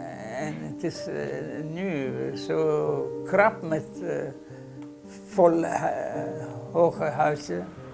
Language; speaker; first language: Dutch; non-native, learner; Hebrew